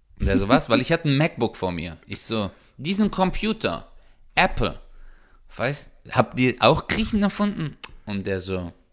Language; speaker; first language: German; early bilingual, other home language; Turkish